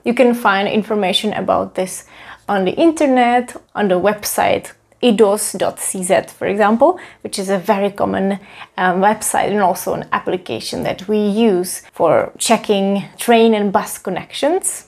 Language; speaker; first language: English; non-native, fluent; Czech